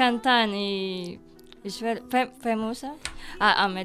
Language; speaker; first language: Catalan; non-native, learner; Indonesian